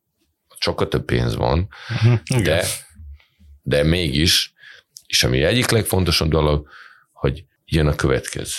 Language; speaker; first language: Hungarian; non-native, fluent; Serbian